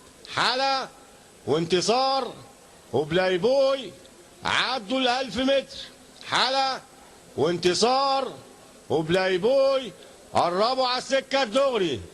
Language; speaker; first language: Arabic; native; Arabic